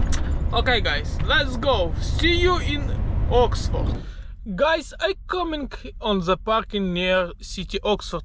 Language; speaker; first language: English; non-native, learner; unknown